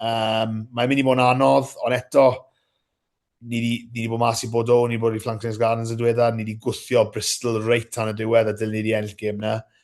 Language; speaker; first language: Welsh; native; Welsh